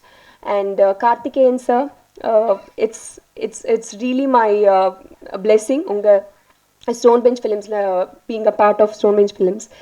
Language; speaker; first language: Tamil; non-native, learner; Telugu